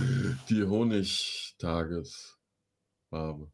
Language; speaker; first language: German; native; German